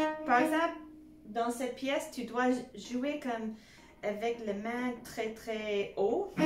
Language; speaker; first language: French; non-native, fluent; English